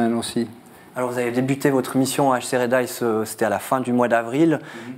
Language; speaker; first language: French; native; French